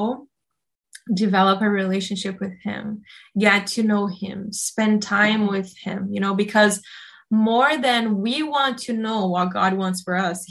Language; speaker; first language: English; non-native, fluent; Portuguese